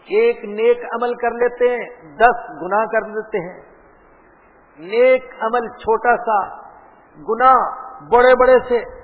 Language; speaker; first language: Urdu; non-native, local second language; Punjabi